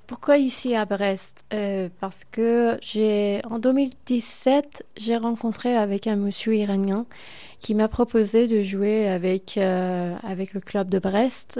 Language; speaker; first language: French; non-native, fluent; Persian